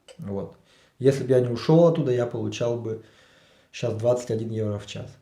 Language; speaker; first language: Russian; native; Russian